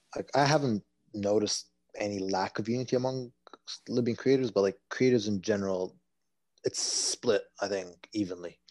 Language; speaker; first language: English; non-native, fluent; Arabic